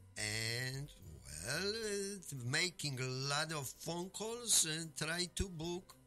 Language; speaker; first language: English; non-native, fluent; Polish